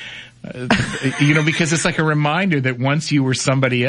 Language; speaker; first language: English; native; English